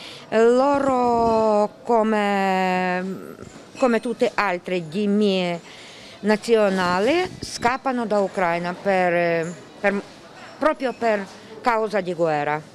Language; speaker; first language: Italian; non-native, learner; Ukrainian